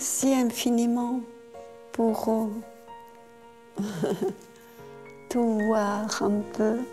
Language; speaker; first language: French; non-native, fluent; Korean